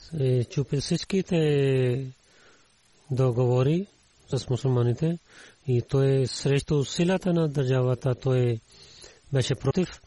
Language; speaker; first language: Bulgarian; non-native, learner; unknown